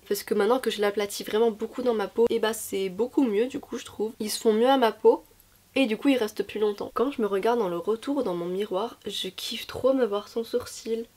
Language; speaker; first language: French; native; French